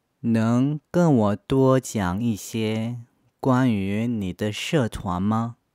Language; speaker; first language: Chinese; non-native, fluent; Korean